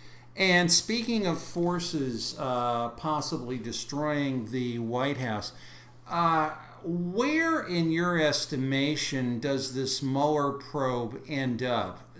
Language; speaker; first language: English; native; English